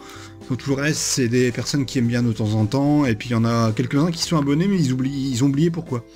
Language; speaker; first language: French; native; French